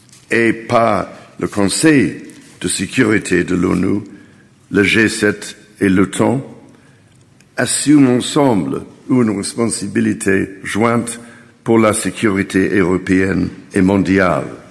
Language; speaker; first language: French; non-native, fluent; English